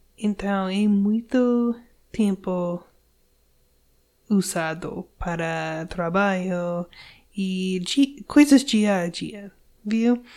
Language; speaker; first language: Portuguese; non-native, learner; English